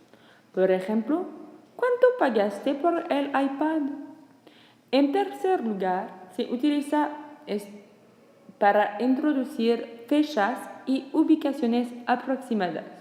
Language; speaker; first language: Spanish; non-native, learner; French